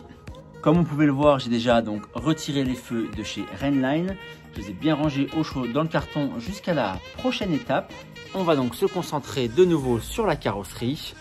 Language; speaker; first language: French; native; French